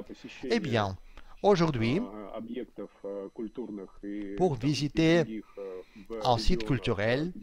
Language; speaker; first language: French; non-native, fluent; Russian